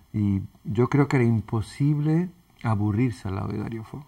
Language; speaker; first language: Spanish; early bilingual, other home language; Italian